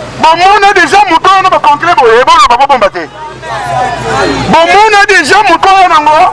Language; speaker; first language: Lingala; native; Lingala